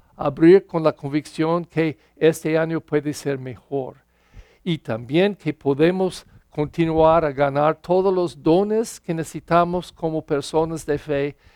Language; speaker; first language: Spanish; non-native, learner; English